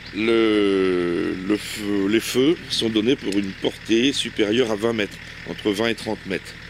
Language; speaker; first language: French; native; French